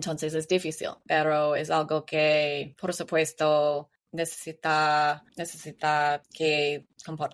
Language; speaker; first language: Spanish; non-native, learner; English